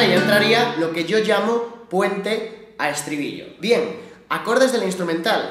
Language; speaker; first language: Spanish; native; Spanish